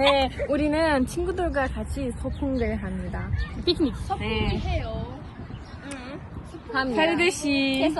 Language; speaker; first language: Korean; non-native, learner; Azerbaijani